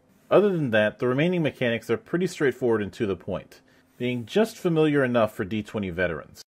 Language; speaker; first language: English; native; English